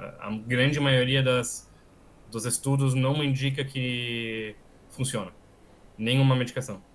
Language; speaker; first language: Portuguese; non-native, fluent; German